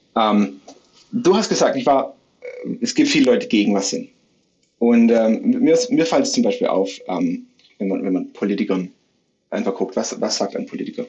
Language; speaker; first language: German; native; German